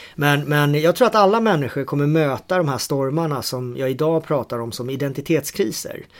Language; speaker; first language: Swedish; native; Swedish